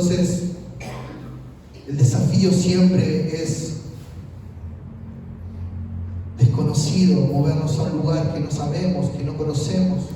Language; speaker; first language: Spanish; native; Spanish